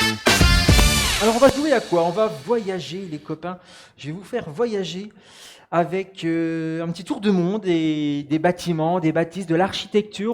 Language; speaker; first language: French; native; French